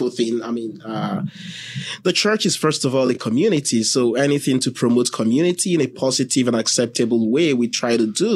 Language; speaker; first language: English; non-native, local second language; Igbo